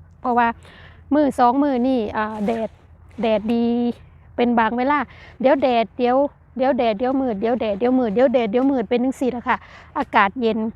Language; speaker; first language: Thai; non-native, local second language; Lao